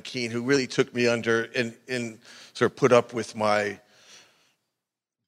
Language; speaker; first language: English; native; English